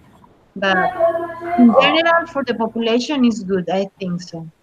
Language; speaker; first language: English; non-native, learner; Spanish